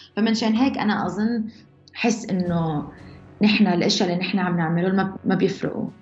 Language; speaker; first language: Arabic; early bilingual, heritage; Arabic